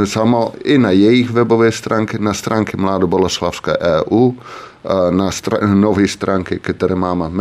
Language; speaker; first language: Czech; non-native, fluent; Dutch